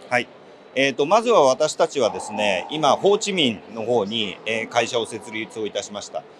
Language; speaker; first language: Japanese; native; Japanese